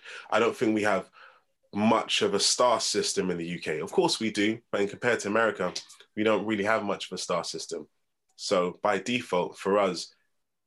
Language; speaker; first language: English; native; English